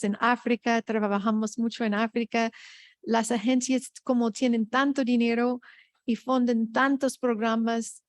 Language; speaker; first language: Spanish; non-native, fluent; English